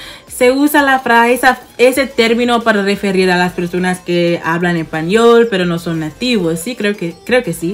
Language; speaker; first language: Spanish; non-native, fluent; English